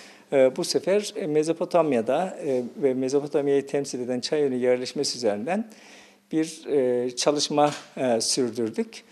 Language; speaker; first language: Turkish; native; Turkish